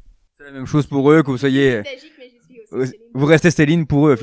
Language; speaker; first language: French; native; French